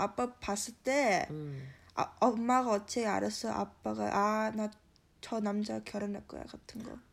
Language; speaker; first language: Korean; early bilingual, heritage; Korean